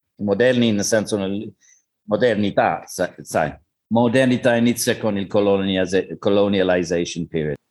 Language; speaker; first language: Italian; non-native, learner; English